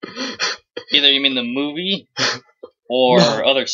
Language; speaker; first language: English; native; English